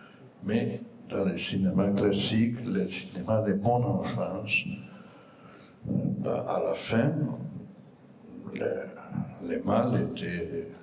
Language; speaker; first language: French; non-native, fluent; Spanish